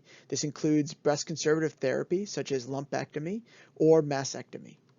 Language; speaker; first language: English; native; English